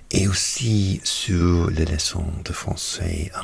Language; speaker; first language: French; non-native, learner; English